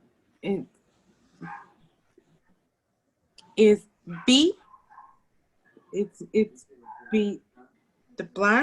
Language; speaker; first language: English; non-native, learner; Spanish